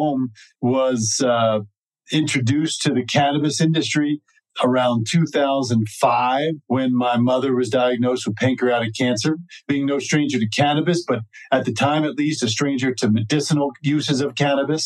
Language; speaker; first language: English; native; English